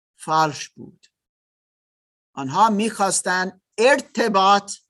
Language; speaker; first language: Persian; non-native, learner; German